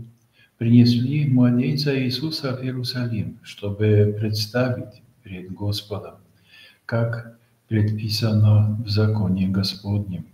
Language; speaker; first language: Russian; non-native, fluent; Polish